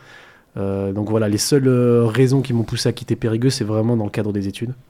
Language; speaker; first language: French; early bilingual, other home language; Arabic